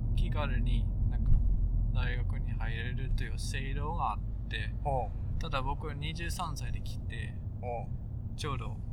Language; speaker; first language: Japanese; non-native, fluent; Dutch